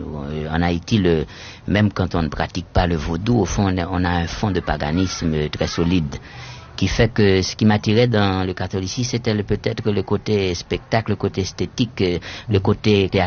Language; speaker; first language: French; native; French